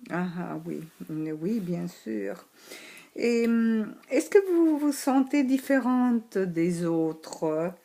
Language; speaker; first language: French; non-native, learner; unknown